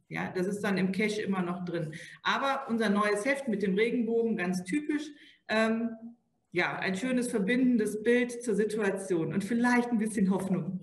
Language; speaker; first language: German; native; German